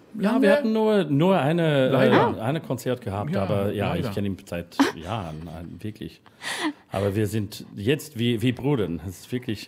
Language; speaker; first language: German; non-native, fluent; English